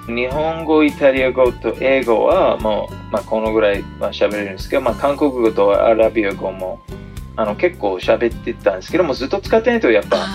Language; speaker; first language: Japanese; non-native, fluent; English